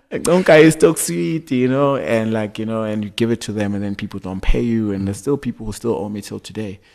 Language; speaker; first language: English; non-native, local second language; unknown